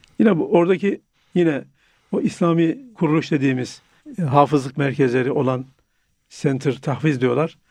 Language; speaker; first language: Turkish; native; Turkish